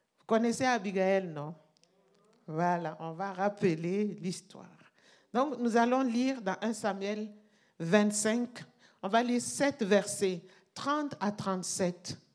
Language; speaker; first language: French; non-native, local second language; Mossi